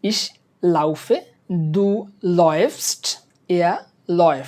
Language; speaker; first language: German; non-native, fluent; Bangla